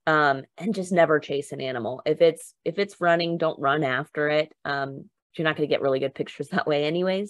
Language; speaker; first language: English; native; English